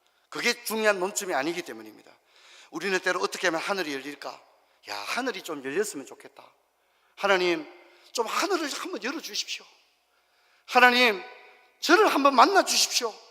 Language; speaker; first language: Korean; native; Korean